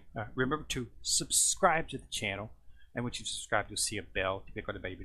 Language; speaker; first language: English; native; English